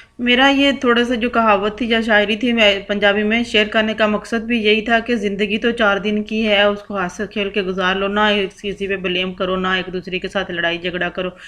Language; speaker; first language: Urdu; non-native, local second language; Punjabi